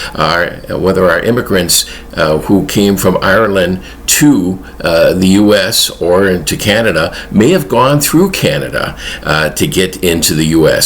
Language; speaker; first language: English; native; English